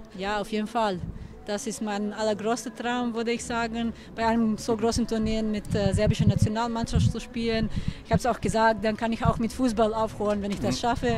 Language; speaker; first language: German; early bilingual, other home language; Serbian